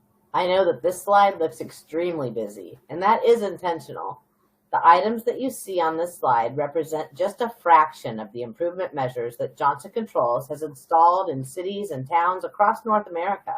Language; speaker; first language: English; native; English